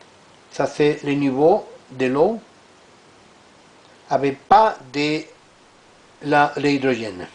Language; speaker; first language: French; non-native, learner; Italian